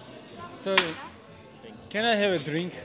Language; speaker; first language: English; non-native, learner; Georgian